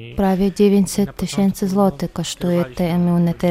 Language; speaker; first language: Polish; non-native, learner; Chechen